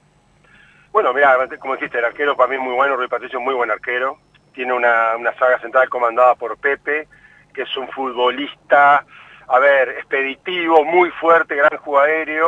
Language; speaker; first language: Spanish; native; Spanish